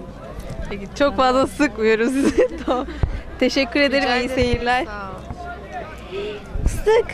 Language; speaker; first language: Turkish; native; Turkish